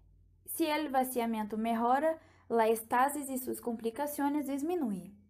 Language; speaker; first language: Portuguese; non-native, learner; Spanish